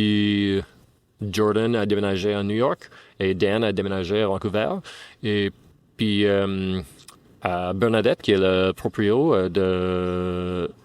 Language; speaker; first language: French; non-native, fluent; English